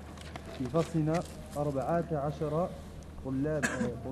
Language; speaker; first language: Arabic; non-native, learner; French